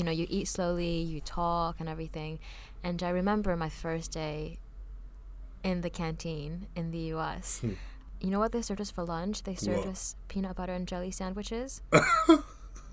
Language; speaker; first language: English; early bilingual, other home language; Vietnamese